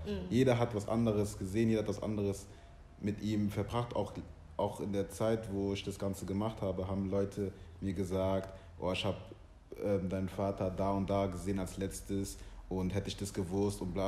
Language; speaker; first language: German; early bilingual, other home language; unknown